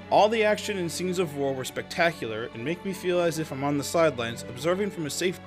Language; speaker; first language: English; native; English